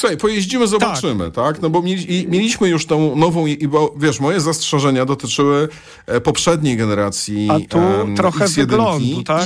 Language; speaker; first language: Polish; native; Polish